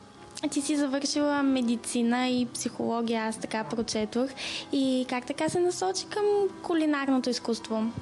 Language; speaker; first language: Bulgarian; native; Bulgarian